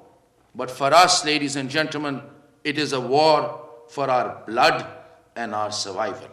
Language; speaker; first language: English; non-native, local second language; Urdu